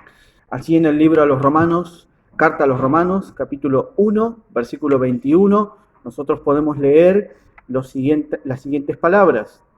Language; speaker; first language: Spanish; native; Spanish